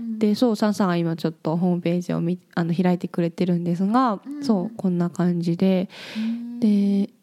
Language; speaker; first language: Japanese; native; Japanese